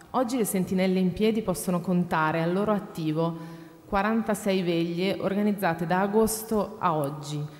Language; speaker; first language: Italian; native; Italian